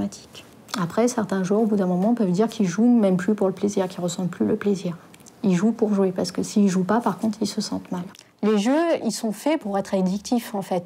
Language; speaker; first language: French; native; French